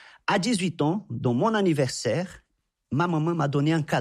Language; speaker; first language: French; non-native, fluent; Portuguese